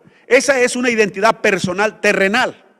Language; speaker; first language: Spanish; native; Spanish